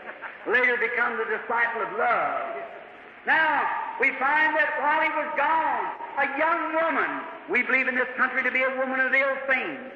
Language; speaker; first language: English; native; English